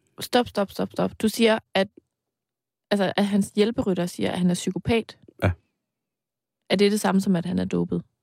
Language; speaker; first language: Danish; native; Danish